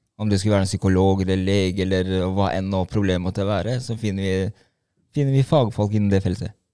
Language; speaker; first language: Norwegian; early bilingual, other home language; Albanian